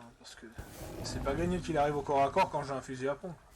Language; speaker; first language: French; native; French